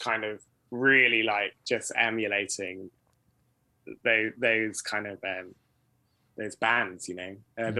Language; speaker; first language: English; native; English